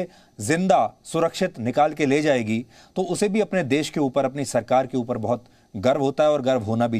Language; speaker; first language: Hindi; native; Hindi